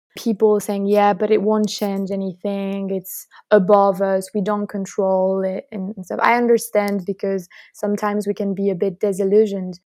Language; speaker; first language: English; non-native, fluent; French